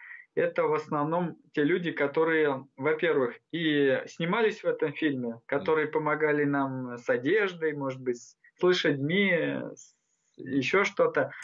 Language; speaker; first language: Russian; non-native, local second language; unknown